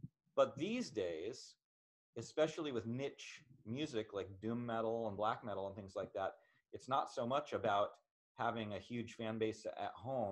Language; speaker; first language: English; native; English